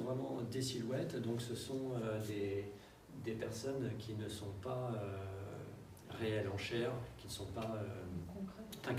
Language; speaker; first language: French; native; French